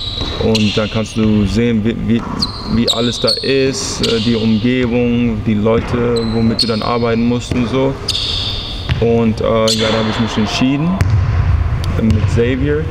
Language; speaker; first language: German; early bilingual, heritage; English